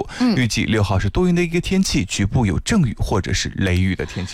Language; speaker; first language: Chinese; native; Chinese